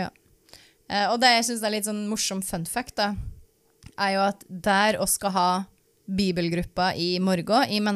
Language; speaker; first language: Norwegian; native; Norwegian